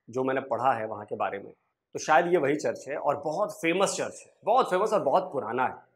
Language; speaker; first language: Hindi; native; Hindi